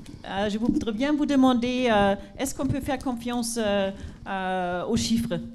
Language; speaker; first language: French; non-native, fluent; German